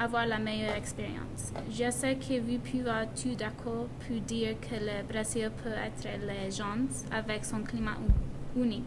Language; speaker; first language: French; non-native, learner; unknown